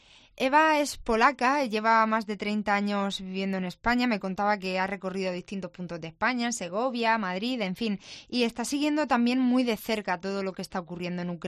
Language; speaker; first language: Spanish; native; Spanish